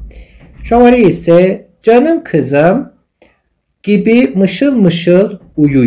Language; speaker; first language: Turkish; non-native, fluent; Persian